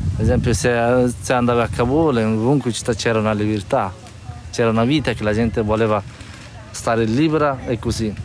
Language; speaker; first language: Italian; non-native, fluent; Persian